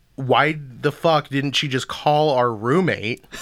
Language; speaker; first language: English; early bilingual, other home language; Filipino